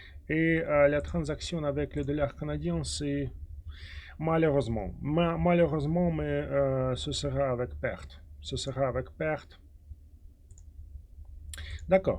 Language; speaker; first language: French; non-native, fluent; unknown